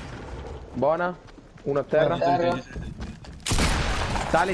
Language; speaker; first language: Italian; native; Italian